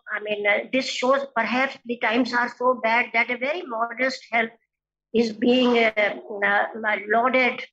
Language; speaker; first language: English; non-native, local second language; Hindi